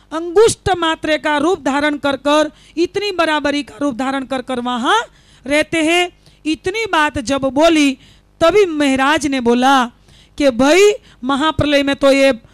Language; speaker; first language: Hindi; non-native, local second language; Gujarati